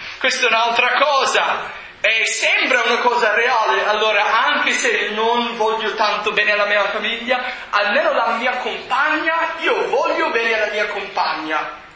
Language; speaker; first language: Italian; non-native, fluent; English